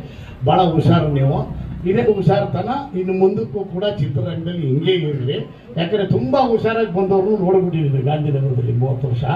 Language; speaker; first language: Kannada; native; Kannada